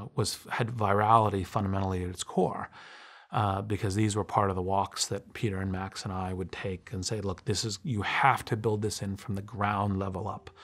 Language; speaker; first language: English; native; English